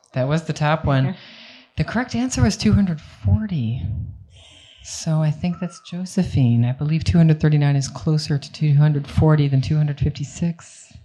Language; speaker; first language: English; native; English